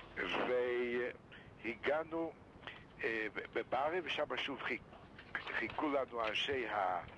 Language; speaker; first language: Hebrew; non-native, fluent; Yiddish